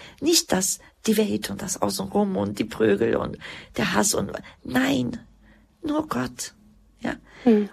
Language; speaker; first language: German; early bilingual, other home language; Croatian